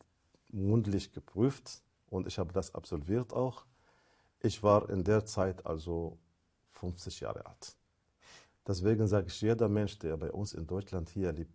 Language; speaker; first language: German; non-native, fluent; Arabic